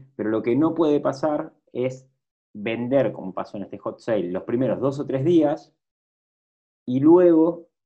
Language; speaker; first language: Spanish; native; Spanish